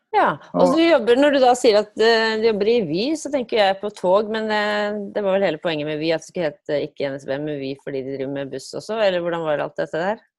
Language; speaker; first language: Norwegian; native; Norwegian